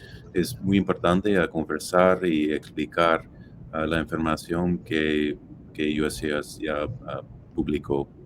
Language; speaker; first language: Spanish; non-native, fluent; English